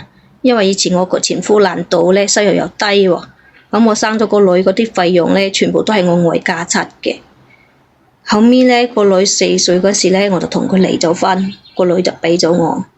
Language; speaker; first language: Cantonese; native; Cantonese